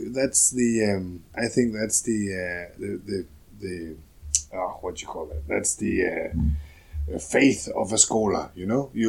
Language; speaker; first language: English; non-native, fluent; Danish